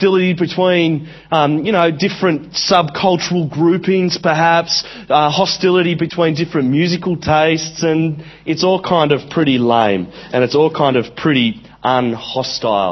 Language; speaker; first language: English; native; English